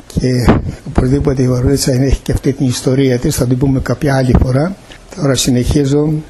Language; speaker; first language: Greek; native; Greek